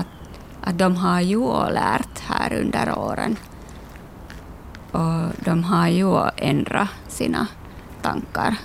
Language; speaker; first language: Swedish; non-native, local second language; Finnish